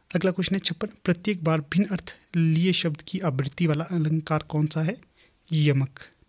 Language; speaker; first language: Hindi; native; Hindi